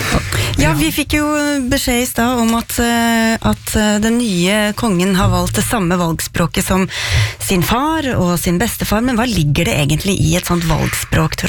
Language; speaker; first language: Norwegian; native; Norwegian